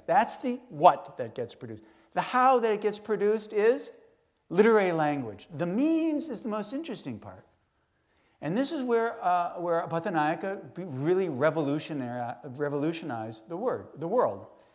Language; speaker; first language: English; native; English